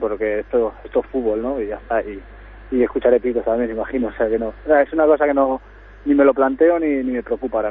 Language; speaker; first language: Spanish; native; Spanish